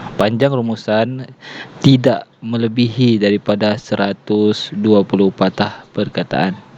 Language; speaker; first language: Malay; native; Malay